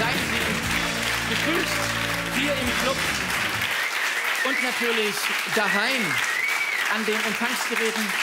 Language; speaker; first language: German; native; German